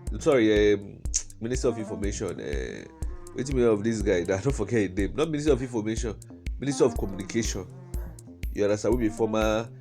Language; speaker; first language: Nigerian Pidgin; non-native, local second language; Igbo